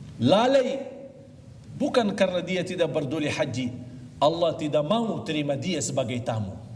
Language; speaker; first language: Malay; non-native, fluent; Arabic